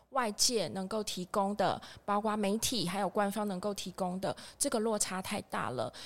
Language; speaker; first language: Chinese; native; Chinese